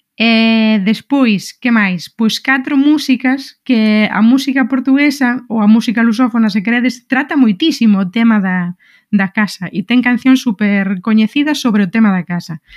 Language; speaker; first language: Galician; non-native, local second language; Spanish